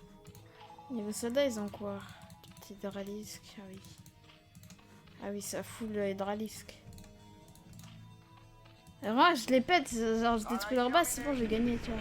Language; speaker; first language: French; native; French